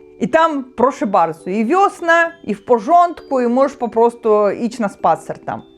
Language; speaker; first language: Polish; non-native, learner; Russian